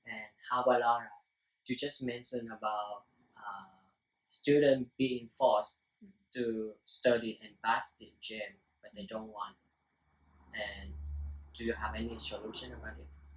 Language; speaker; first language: English; non-native, learner; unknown